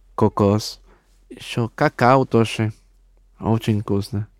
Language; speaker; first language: Russian; non-native, learner; Spanish